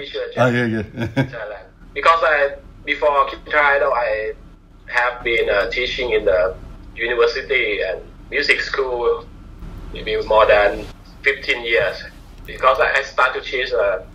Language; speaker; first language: English; non-native, learner; Thai